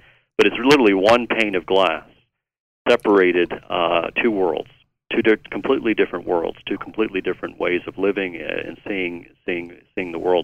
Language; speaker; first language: English; native; English